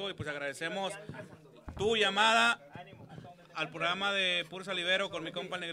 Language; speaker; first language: Spanish; native; Spanish